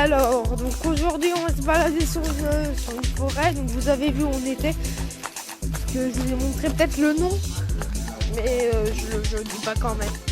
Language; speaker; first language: French; native; French